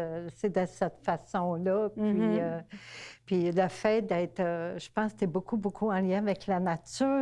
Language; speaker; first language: French; native; French